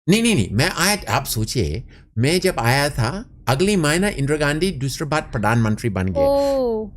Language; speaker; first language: Hindi; non-native, fluent; English